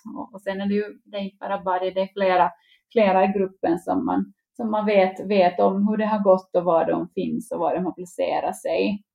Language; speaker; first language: Swedish; native; Swedish